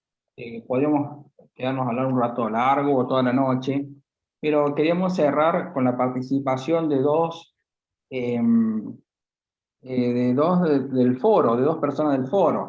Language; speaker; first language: Spanish; native; Spanish